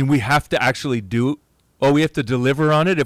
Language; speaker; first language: English; native; English